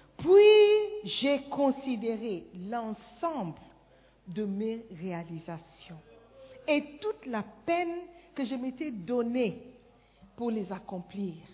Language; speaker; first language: French; non-native, fluent; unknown